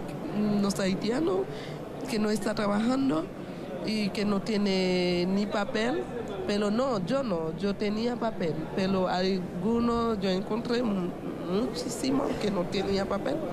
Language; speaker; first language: Spanish; non-native, learner; Haitian Creole